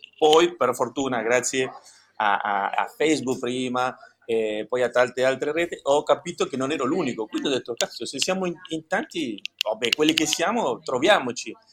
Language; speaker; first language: Italian; early bilingual, heritage; Italian